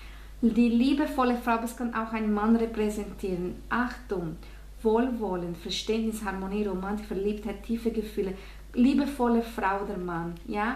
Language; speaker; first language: German; non-native, fluent; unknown